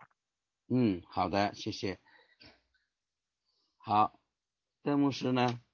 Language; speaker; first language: Chinese; native; Chinese